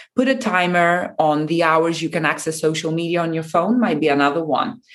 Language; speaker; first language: English; non-native, fluent; Japanese